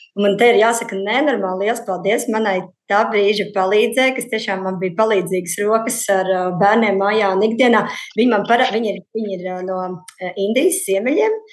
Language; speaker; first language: Latvian; native; Latvian